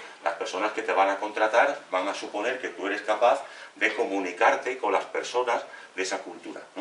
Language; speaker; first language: Spanish; native; Spanish